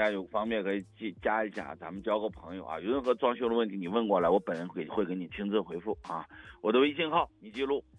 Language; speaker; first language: Chinese; native; Chinese